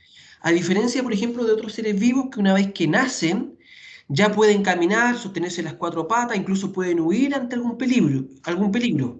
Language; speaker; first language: Spanish; native; Spanish